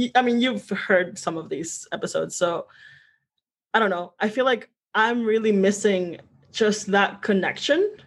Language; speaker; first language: English; early bilingual, other home language; Spanish